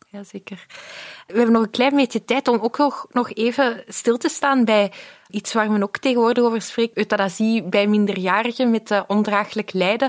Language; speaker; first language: Dutch; native; Dutch